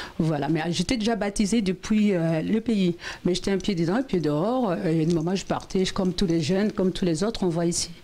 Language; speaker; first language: French; non-native, local second language; Lingala